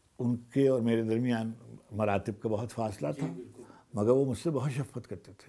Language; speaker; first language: Urdu; native; Urdu